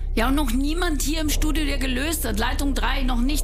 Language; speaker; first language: German; native; German